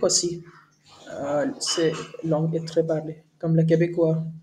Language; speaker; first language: French; non-native, learner; Hindi